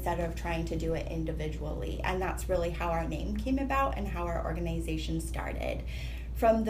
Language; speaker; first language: English; native; English